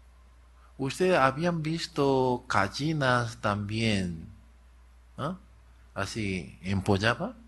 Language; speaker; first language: Spanish; non-native, learner; Korean